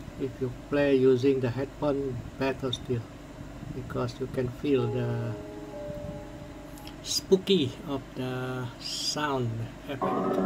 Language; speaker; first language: English; non-native, fluent; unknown